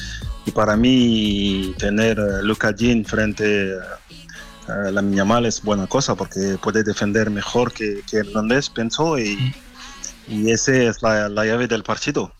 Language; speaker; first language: Spanish; non-native, fluent; French